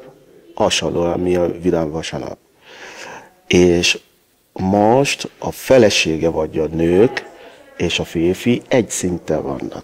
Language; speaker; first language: Hungarian; non-native, learner; Yoruba